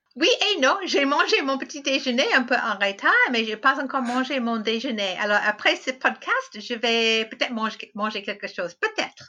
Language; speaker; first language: French; non-native, fluent; English